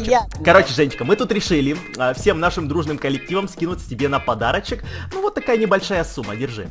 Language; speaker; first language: Russian; native; Russian